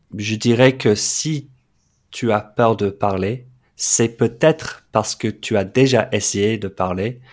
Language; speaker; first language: French; non-native, fluent; English